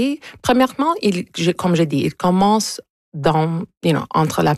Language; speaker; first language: French; non-native, local second language; English